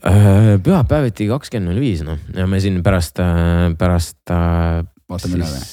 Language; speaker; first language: Estonian; non-native, local second language; Russian